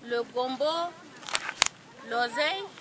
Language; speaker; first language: French; non-native, local second language; Arabic